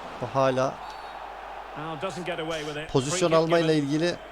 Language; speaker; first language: Turkish; native; Turkish